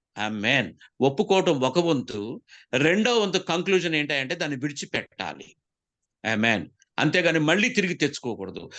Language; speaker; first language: Telugu; non-native, local second language; Koya